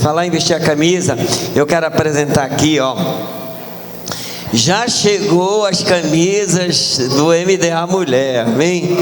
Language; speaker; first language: Portuguese; native; Portuguese